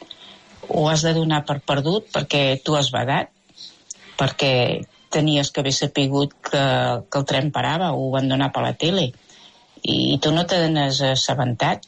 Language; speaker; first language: Catalan; native; Catalan